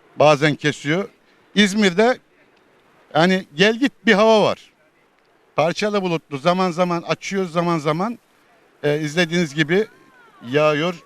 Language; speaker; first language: Turkish; native; Turkish